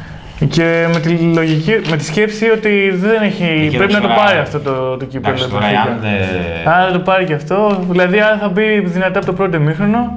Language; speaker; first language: Greek; native; Greek